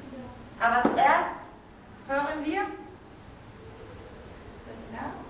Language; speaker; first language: German; non-native, fluent; Arabic